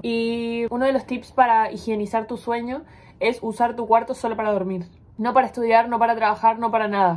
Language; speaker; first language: Spanish; native; Spanish